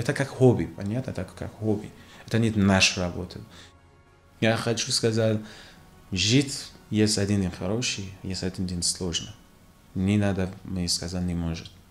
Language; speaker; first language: Russian; non-native, learner; Persian